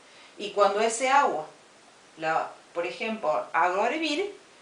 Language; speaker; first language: Spanish; native; Spanish